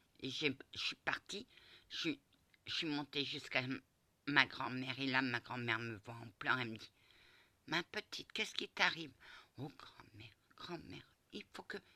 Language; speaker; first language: French; early bilingual, other home language; Portuguese